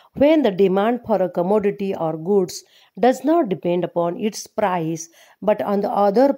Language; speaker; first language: English; non-native, local second language; Marathi